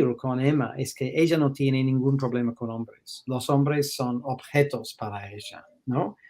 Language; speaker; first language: Spanish; non-native, fluent; English